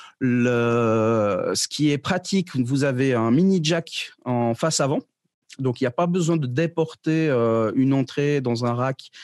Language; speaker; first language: French; native; French